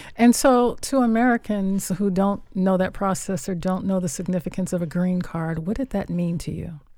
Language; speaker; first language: English; native; English